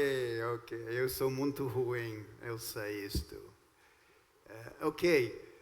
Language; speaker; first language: Portuguese; non-native, fluent; English